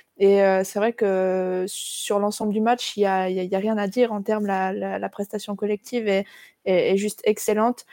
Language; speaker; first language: French; native; French